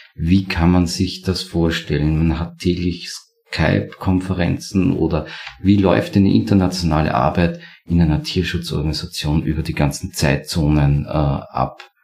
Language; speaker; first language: German; native; German